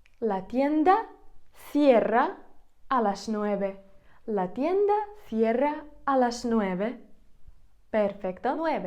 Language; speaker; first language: Spanish; non-native, fluent; Ukrainian